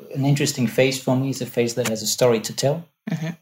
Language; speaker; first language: English; non-native, fluent; German